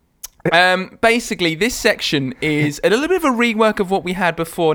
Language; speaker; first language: English; native; English